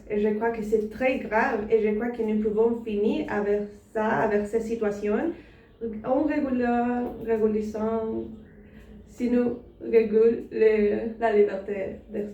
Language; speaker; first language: French; non-native, learner; Spanish